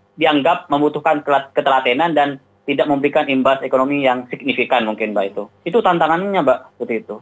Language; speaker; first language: Indonesian; non-native, local second language; Madurese